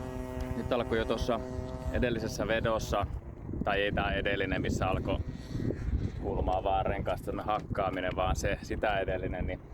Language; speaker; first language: Finnish; native; Finnish